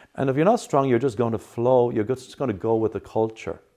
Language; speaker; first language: English; native; English